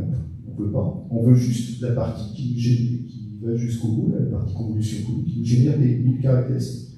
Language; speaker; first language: French; native; French